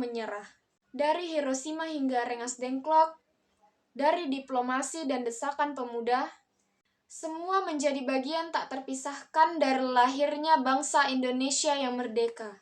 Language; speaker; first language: Indonesian; native; Indonesian